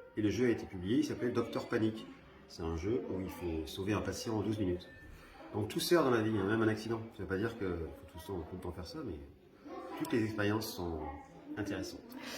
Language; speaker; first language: French; early bilingual, other home language; Spanish